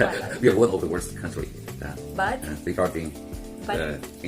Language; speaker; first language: English; non-native, fluent; Korean